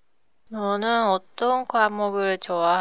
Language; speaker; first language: Korean; non-native, learner; Japanese